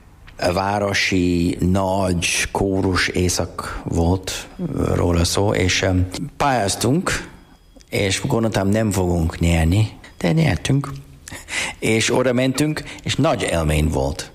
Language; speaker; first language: Hungarian; non-native, learner; English